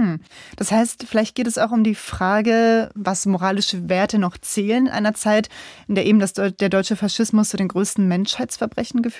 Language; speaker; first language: German; native; German